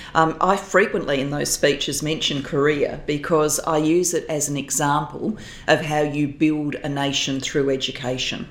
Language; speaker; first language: English; native; English